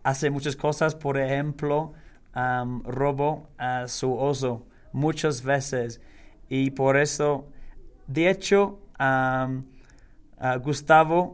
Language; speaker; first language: Spanish; non-native, learner; English